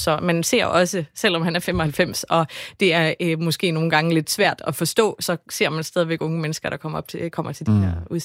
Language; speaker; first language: Danish; native; Danish